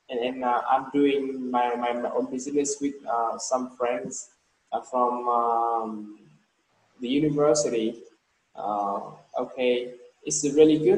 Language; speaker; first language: English; non-native, learner; Vietnamese